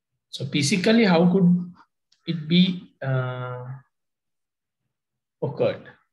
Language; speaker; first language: English; non-native, local second language; Sinhala